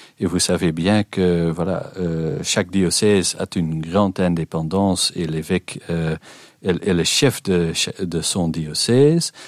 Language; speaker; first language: French; non-native, local second language; Dutch